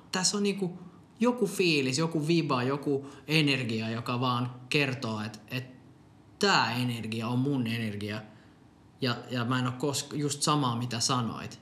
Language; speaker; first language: Finnish; non-native, local second language; Swedish